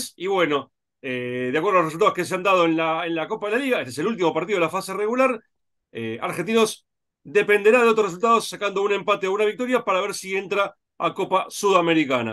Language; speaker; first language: Spanish; native; Spanish